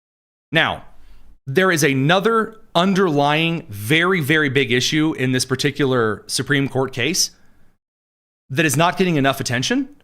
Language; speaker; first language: English; native; English